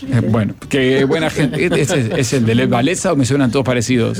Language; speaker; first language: Spanish; native; Spanish